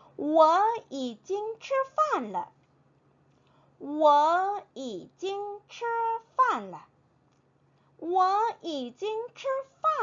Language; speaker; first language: Chinese; non-native, fluent; Korean